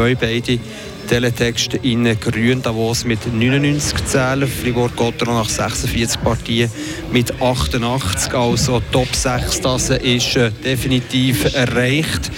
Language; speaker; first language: German; native; German